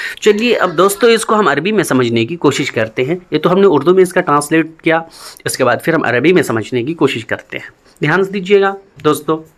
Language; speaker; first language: Urdu; native; Urdu